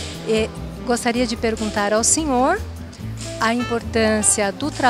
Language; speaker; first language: Portuguese; native; Portuguese